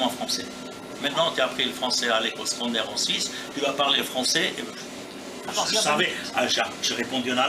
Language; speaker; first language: French; native; French